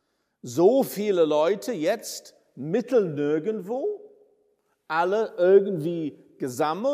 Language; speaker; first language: German; non-native, fluent; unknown